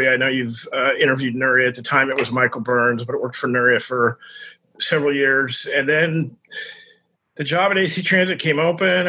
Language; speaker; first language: English; native; English